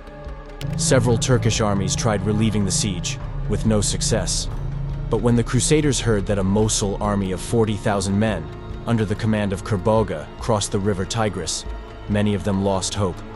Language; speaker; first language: English; native; English